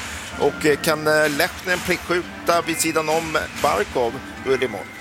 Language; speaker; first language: Swedish; native; Swedish